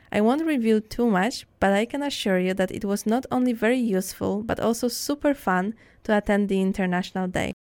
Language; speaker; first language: English; non-native, fluent; Polish